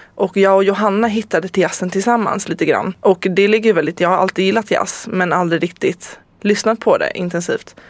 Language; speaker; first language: Swedish; native; Swedish